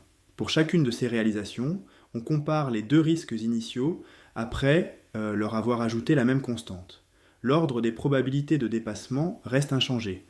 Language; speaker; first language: French; native; French